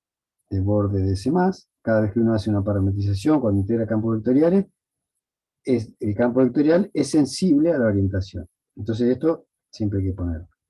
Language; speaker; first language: Spanish; native; Spanish